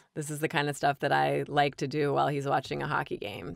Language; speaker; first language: English; native; English